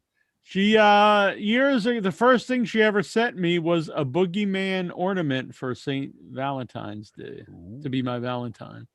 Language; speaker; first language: English; native; English